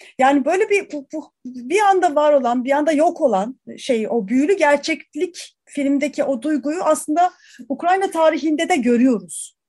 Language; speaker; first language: Turkish; native; Turkish